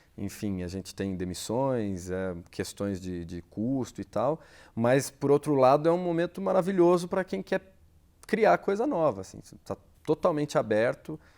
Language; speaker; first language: Portuguese; native; Portuguese